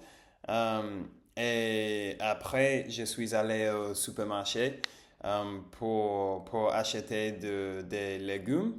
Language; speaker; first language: French; non-native, learner; English